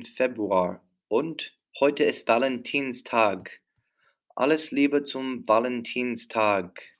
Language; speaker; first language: German; non-native, fluent; English